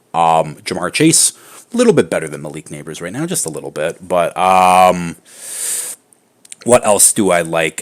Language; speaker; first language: English; native; English